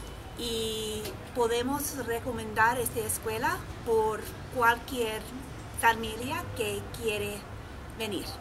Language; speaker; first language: Spanish; non-native, learner; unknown